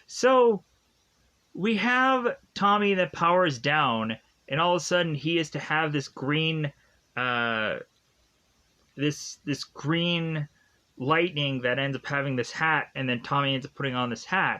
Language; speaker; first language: English; native; English